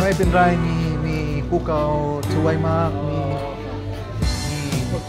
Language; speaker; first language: Thai; non-native, learner; Filipino